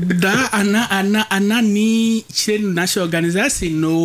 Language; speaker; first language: Russian; non-native, fluent; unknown